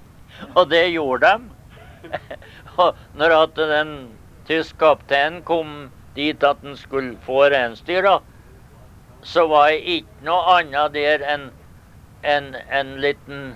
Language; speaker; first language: Norwegian; early bilingual, heritage; Norwegian